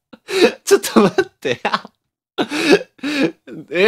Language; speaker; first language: Japanese; native; Japanese